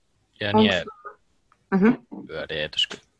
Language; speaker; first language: Russian; non-native, learner; Finnish